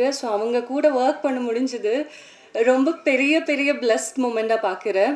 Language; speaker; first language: Tamil; non-native, fluent; Malayalam